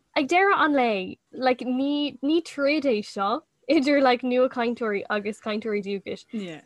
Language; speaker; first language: Irish; non-native, local second language; English